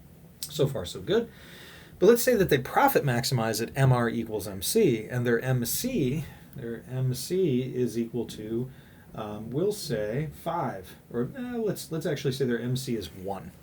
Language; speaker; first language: English; native; English